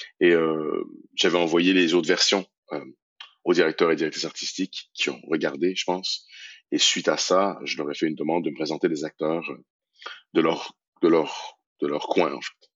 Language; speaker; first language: French; early bilingual, other home language; Persian